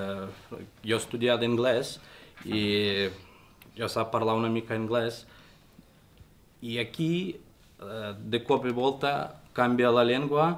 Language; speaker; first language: Catalan; non-native, learner; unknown